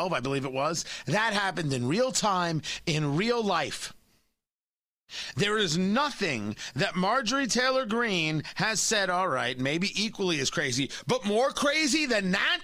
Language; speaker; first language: English; native; English